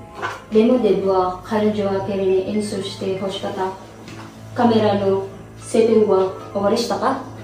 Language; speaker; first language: Japanese; non-native, learner; Filipino